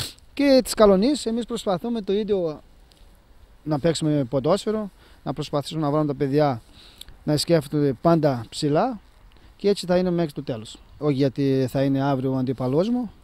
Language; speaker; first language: Greek; non-native, fluent; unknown